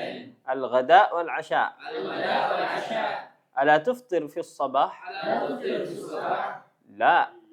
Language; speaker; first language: Arabic; non-native, fluent; Indonesian